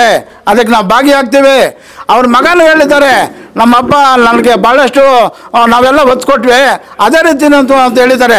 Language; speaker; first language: Kannada; native; Kannada